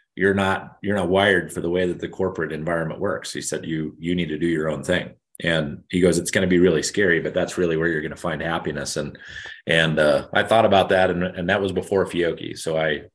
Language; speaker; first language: English; native; English